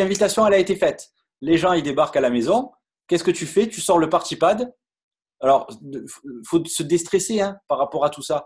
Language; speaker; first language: French; native; French